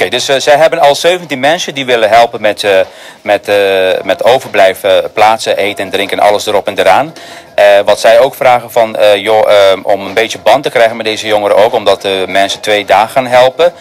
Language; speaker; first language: Dutch; non-native, fluent; Spanish